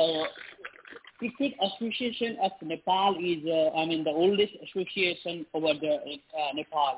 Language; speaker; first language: English; non-native, local second language; Nepali